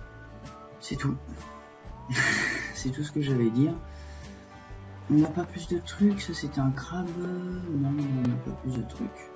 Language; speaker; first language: French; native; French